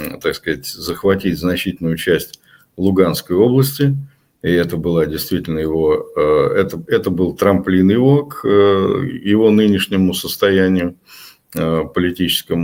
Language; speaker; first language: Russian; native; Russian